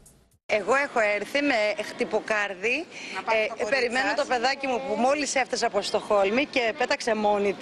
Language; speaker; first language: Greek; native; Greek